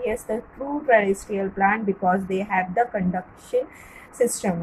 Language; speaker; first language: English; non-native, local second language; Marathi